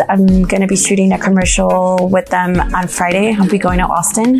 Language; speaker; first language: English; non-native, fluent; Spanish